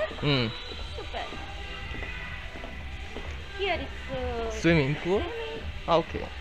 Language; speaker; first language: English; non-native, learner; Romanian